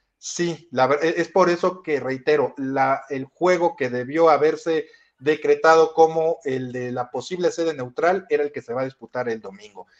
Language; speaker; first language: Spanish; native; Spanish